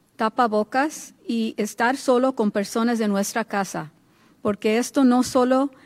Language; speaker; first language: Spanish; early bilingual, heritage; Spanish